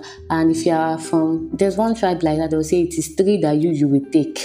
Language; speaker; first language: English; non-native, local second language; Yoruba